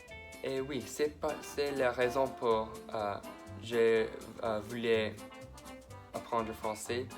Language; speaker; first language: French; non-native, learner; English